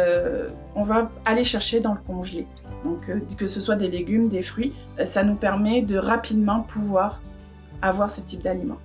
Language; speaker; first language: French; native; French